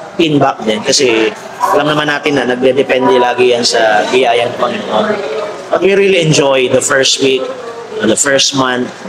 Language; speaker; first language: Filipino; native; Filipino